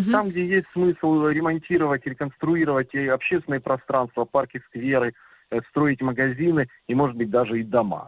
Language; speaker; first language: Russian; native; Russian